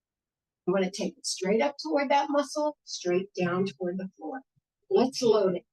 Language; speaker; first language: English; native; English